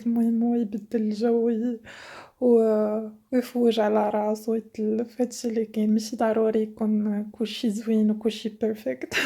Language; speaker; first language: Arabic; native; Arabic